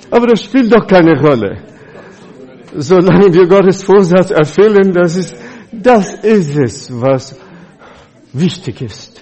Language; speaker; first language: German; non-native, fluent; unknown